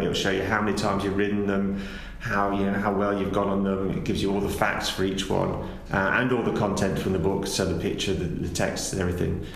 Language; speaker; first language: English; native; English